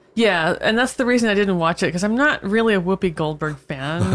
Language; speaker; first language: English; native; English